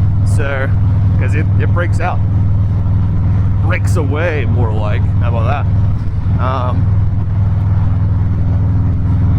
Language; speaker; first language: English; native; English